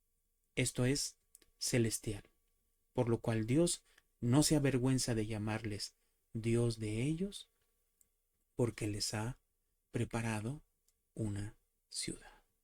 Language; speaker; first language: Spanish; native; Spanish